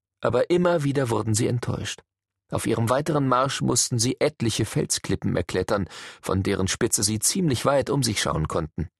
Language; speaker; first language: German; native; German